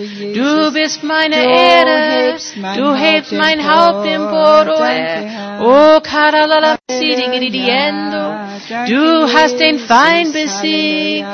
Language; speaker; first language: German; non-native, fluent; English